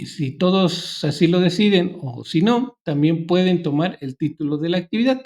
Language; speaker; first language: Spanish; native; Spanish